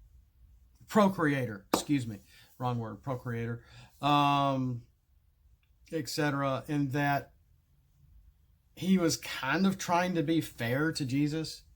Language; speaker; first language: English; native; English